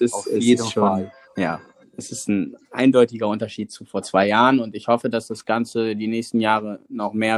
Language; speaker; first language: German; native; German